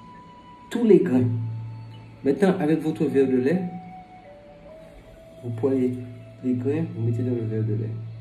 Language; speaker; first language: French; non-native, local second language; Fon